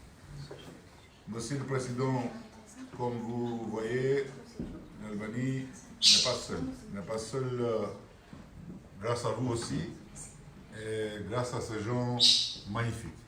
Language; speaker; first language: French; non-native, fluent; Albanian